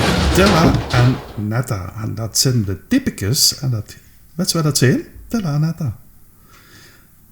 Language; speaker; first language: Dutch; native; Dutch